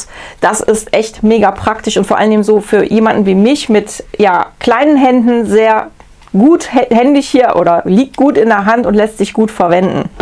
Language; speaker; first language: German; native; German